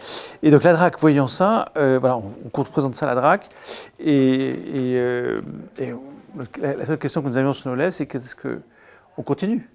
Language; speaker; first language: French; native; French